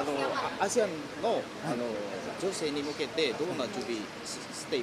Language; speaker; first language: Japanese; non-native, learner; Indonesian